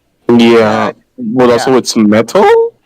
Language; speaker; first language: English; native; English